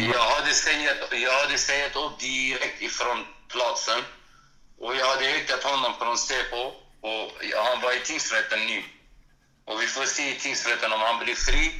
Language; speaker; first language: Swedish; non-native, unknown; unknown